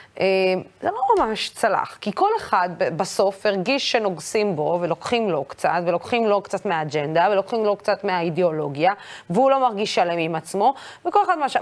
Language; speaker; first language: Hebrew; non-native, local second language; Arabic